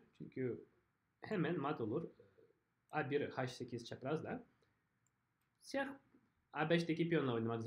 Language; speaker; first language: Turkish; non-native, fluent; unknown